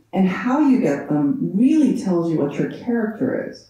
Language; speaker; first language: English; native; English